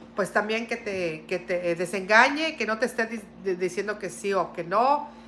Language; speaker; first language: Spanish; native; Spanish